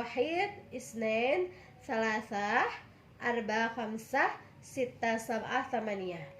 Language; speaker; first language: Arabic; non-native, fluent; Indonesian